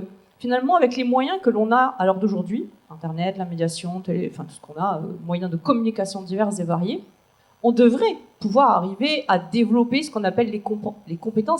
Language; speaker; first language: French; native; French